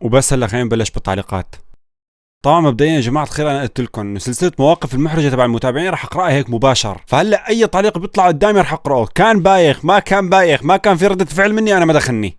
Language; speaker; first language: Arabic; native; Arabic